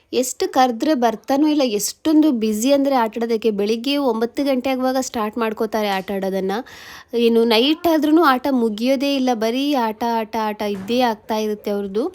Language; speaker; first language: Kannada; non-native, local second language; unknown